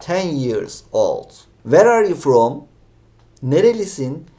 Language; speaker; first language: English; non-native, fluent; Turkish